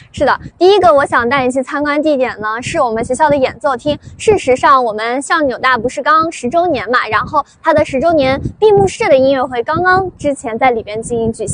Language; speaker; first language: Chinese; native; Chinese